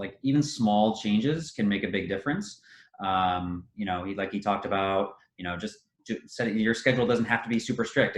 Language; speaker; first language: English; native; English